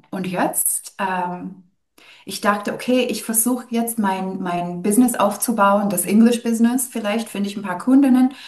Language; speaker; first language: German; non-native, fluent; English